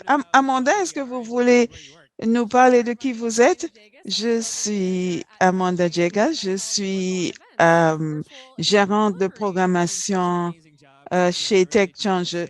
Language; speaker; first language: French; non-native, fluent; English